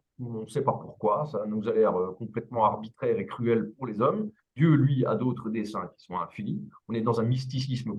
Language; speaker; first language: French; native; French